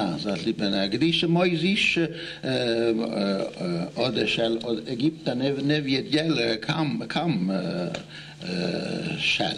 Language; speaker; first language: Czech; non-native, learner; Italian